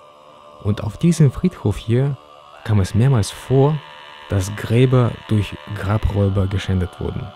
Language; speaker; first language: German; native; German